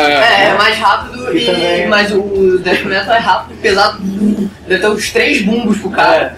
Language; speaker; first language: Portuguese; native; Portuguese